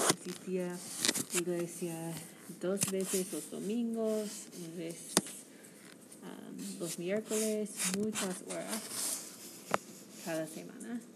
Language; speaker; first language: Spanish; non-native, learner; English